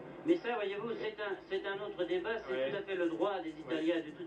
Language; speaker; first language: French; native; French